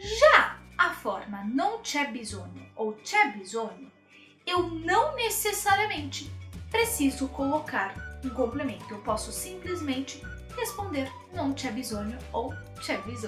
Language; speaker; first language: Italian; non-native, fluent; Portuguese